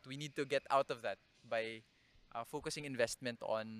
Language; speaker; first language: English; non-native, local second language; Bikol